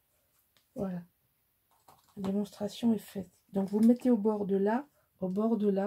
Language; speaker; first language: French; native; French